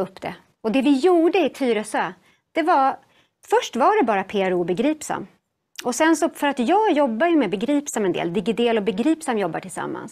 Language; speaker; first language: Swedish; native; Swedish